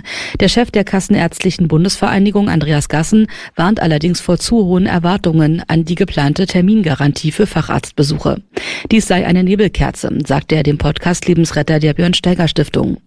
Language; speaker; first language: German; native; German